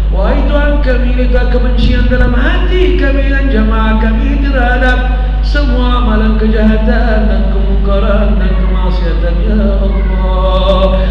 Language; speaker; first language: Malay; non-native, fluent; Arabic